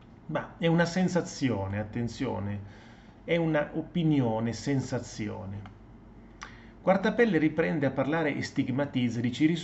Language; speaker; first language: Italian; native; Italian